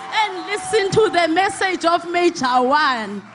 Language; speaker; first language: English; non-native, local second language; Xhosa